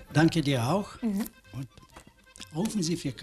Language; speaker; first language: German; non-native, learner; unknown